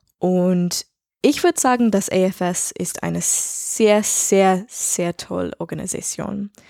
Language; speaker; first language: German; non-native, learner; English